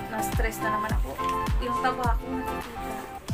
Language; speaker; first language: Filipino; non-native, local second language; Cebuano